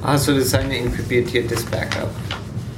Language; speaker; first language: German; native; German